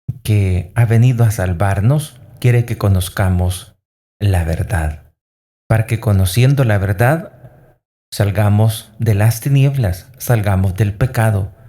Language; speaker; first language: Spanish; native; Spanish